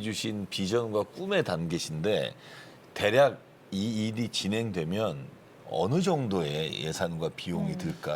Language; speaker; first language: Korean; native; Korean